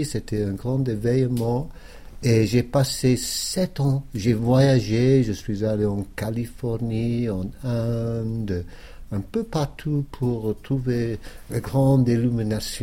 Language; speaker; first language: French; non-native, fluent; English